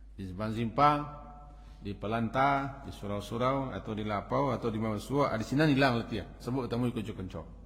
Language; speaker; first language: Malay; non-native, local second language; Minangkabau